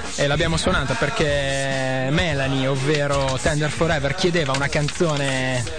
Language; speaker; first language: Italian; native; Italian